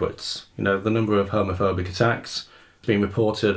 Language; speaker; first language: English; native; English